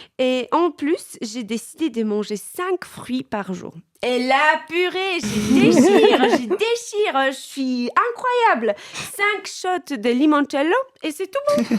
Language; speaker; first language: French; non-native, fluent; Polish